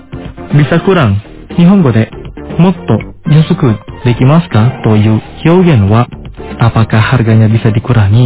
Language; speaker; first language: Japanese; non-native, fluent; Indonesian